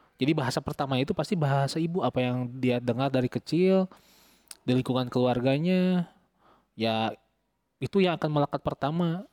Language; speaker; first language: Indonesian; non-native, local second language; Sundanese